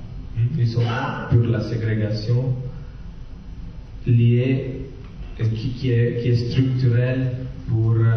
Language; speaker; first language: French; non-native, fluent; Italian